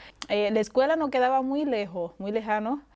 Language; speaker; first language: Spanish; non-native, local second language; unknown